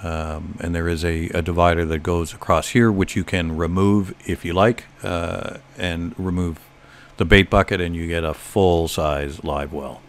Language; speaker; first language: English; native; English